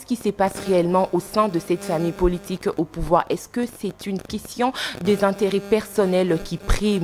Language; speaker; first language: French; non-native, local second language; Lingala